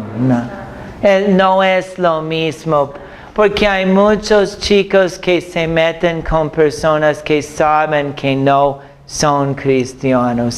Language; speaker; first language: Spanish; non-native, fluent; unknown